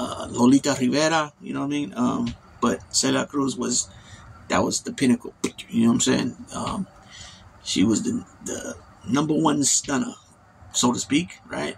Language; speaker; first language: English; native; English